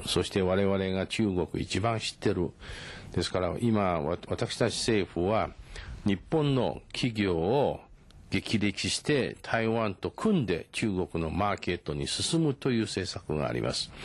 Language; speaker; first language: Japanese; non-native, fluent; Chinese